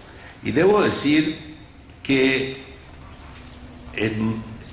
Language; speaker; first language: Spanish; non-native, fluent; English